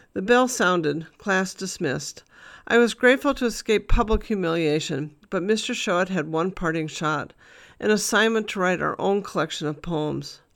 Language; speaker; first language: English; native; English